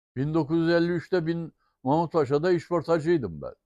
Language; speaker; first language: Turkish; native; Turkish